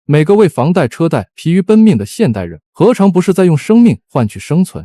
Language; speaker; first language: Chinese; native; Chinese